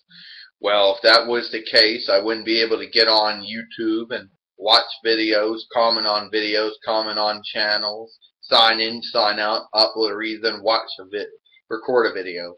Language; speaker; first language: English; native; English